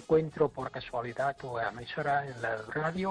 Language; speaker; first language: Spanish; non-native, fluent; English